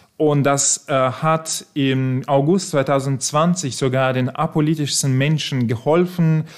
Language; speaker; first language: German; non-native, fluent; Russian